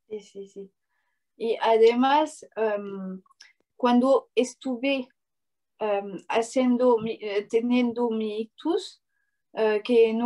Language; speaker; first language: Spanish; non-native, learner; French